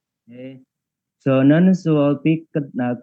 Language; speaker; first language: Korean; non-native, learner; Indonesian